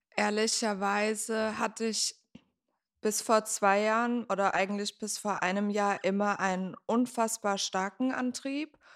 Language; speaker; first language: German; native; German